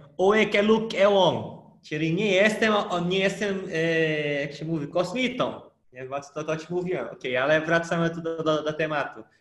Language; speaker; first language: Polish; non-native, fluent; Portuguese